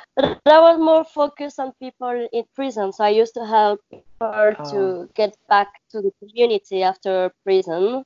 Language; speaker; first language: English; non-native, learner; French